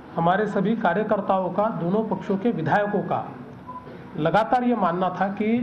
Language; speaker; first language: Hindi; non-native, local second language; Marathi